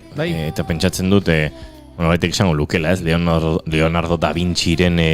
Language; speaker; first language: Basque; native; Basque